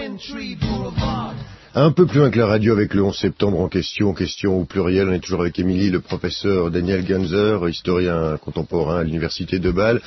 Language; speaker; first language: French; native; French